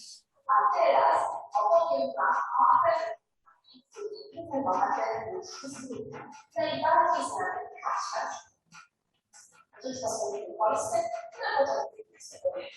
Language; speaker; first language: Polish; native; Polish